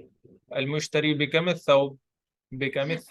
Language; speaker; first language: Arabic; non-native, fluent; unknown